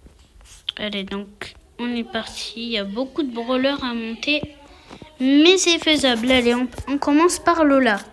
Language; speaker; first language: French; native; French